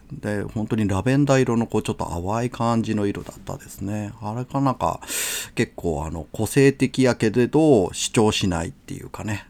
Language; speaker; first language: Japanese; native; Japanese